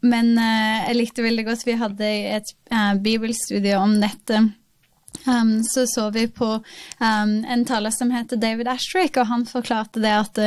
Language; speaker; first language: Norwegian; native; Norwegian